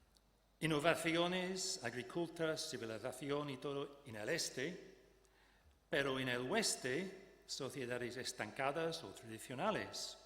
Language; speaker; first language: Spanish; non-native, fluent; English